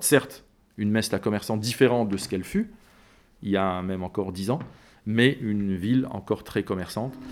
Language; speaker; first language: French; native; French